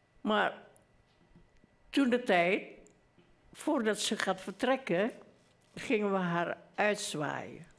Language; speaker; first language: Dutch; early bilingual, other home language; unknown